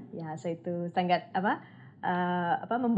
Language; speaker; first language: Indonesian; non-native, learner; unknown